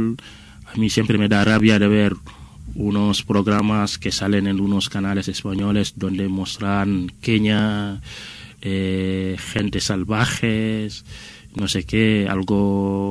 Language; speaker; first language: Spanish; non-native, fluent; Wolof